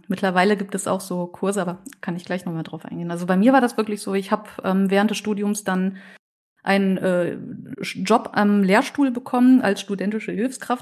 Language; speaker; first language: German; native; German